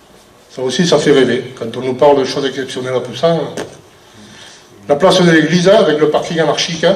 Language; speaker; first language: French; native; French